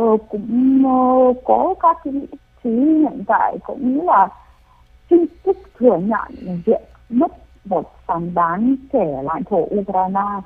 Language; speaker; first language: Vietnamese; non-native, fluent; Ukrainian